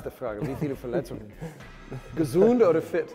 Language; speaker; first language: German; non-native, learner; English